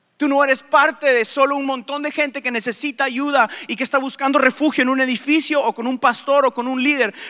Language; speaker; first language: Spanish; native; Spanish